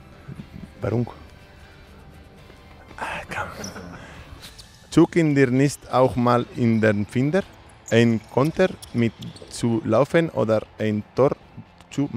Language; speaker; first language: German; non-native, learner; Spanish